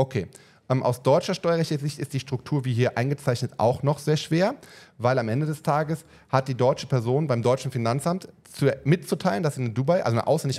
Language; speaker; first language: German; native; German